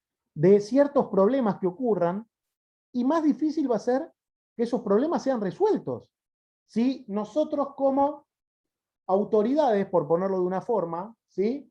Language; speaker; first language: Spanish; native; Spanish